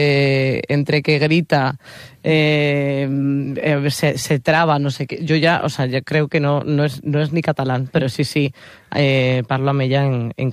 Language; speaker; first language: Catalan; non-native, learner; Spanish